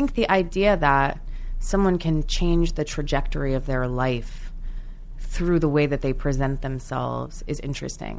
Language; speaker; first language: English; native; English